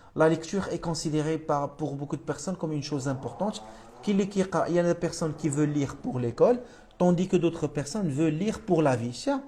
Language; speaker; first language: French; non-native, local second language; Arabic